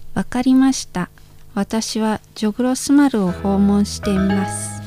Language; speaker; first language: Japanese; non-native, fluent; Indonesian